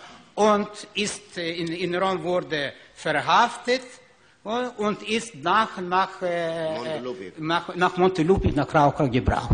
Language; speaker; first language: German; non-native, learner; Ukrainian